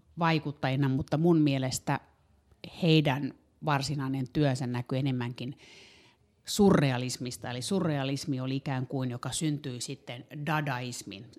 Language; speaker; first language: Finnish; native; Finnish